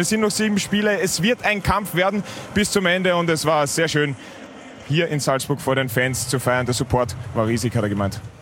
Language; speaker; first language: German; native; German